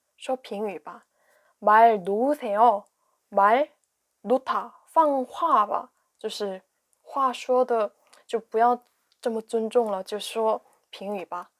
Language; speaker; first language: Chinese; non-native, fluent; Korean